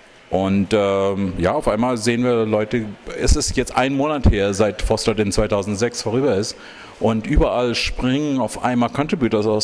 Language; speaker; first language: German; non-native, fluent; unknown